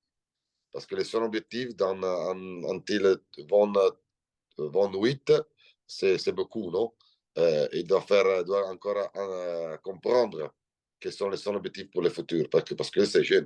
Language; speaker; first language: French; non-native, learner; Italian